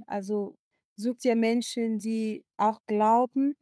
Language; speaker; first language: German; non-native, fluent; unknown